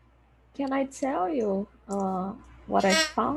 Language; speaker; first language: English; non-native, learner; Portuguese